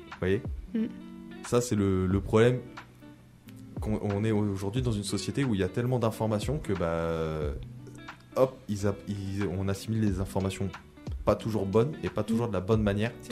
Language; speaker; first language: French; native; French